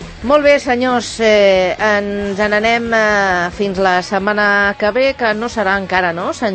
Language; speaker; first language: Catalan; native; Catalan